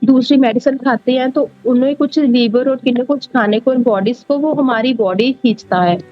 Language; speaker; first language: Hindi; non-native, local second language; Punjabi